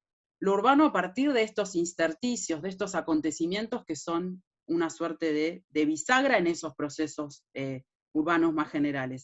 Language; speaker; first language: Spanish; native; Spanish